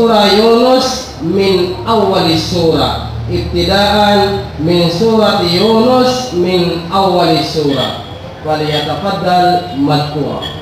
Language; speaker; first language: Arabic; non-native, learner; Maranao